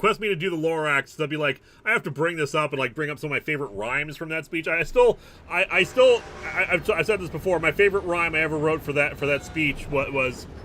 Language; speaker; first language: English; native; English